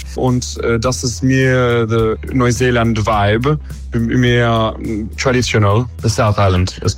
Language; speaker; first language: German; non-native, learner; English